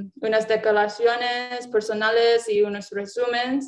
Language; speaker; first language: Spanish; non-native, fluent; English